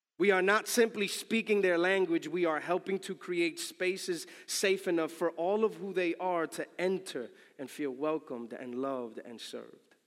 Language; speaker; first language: English; early bilingual, other home language; Spanish